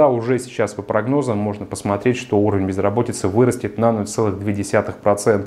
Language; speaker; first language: Russian; native; Russian